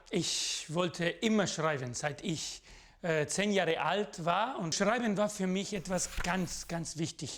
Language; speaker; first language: German; non-native, fluent; Spanish